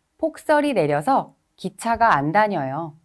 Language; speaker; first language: Korean; native; Korean